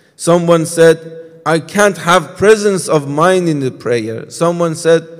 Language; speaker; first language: English; non-native, fluent; Persian